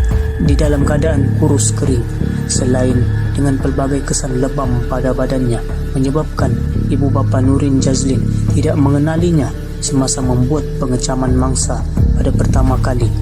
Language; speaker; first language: Malay; native; Malay